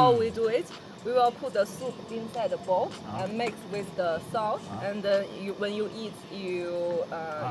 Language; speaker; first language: English; non-native, fluent; Chinese